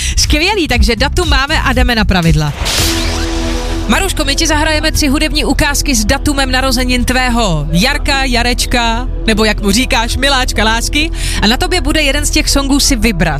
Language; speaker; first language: Czech; native; Czech